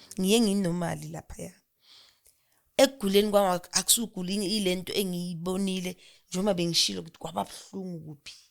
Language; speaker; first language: Zulu; non-native, local second language; Southern Sotho